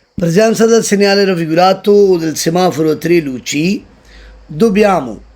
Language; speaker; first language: Italian; non-native, learner; Hindi